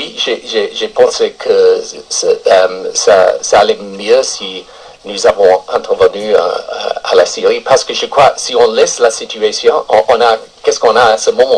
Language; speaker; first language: French; non-native, fluent; English